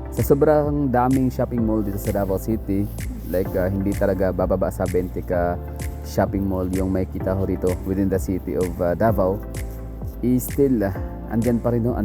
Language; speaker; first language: Filipino; non-native, local second language; Cebuano